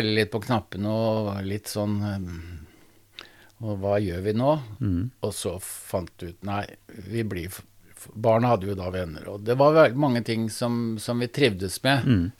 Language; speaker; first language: Norwegian; native; Norwegian